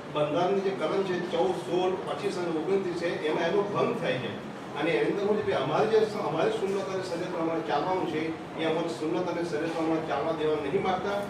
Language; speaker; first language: Gujarati; native; Gujarati